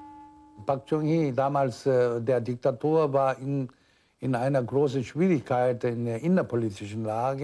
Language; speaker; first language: German; non-native, fluent; Korean